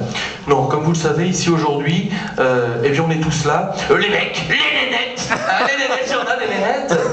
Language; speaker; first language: French; native; French